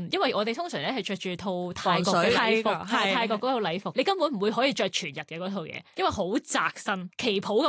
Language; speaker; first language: Cantonese; native; Cantonese